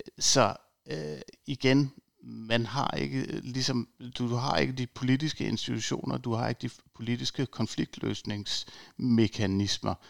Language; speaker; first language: Danish; native; Danish